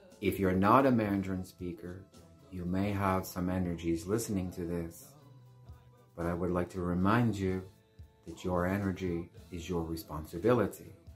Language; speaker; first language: English; native; English